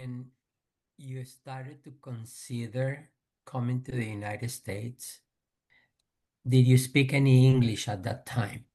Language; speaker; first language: English; non-native, fluent; Spanish